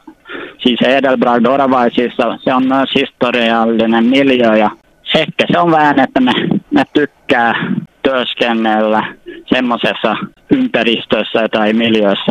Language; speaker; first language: Finnish; non-native, local second language; Swedish